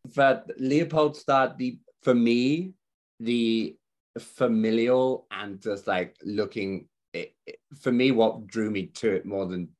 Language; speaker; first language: English; native; English